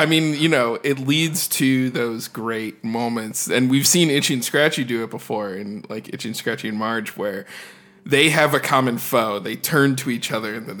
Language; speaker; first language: English; native; English